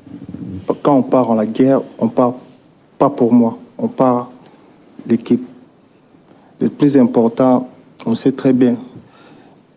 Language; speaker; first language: French; non-native, local second language; Lingala